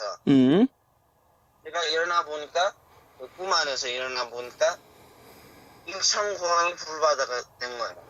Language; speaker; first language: Korean; early bilingual, heritage; Korean